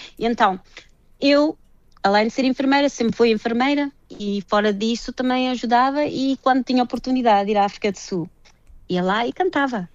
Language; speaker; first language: Portuguese; early bilingual, heritage; Portuguese